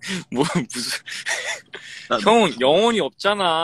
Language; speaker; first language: Korean; native; Korean